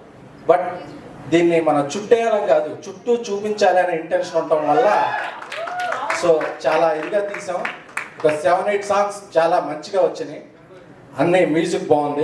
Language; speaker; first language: Telugu; native; Telugu